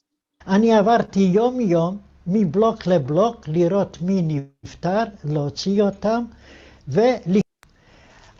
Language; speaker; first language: Hebrew; non-native, fluent; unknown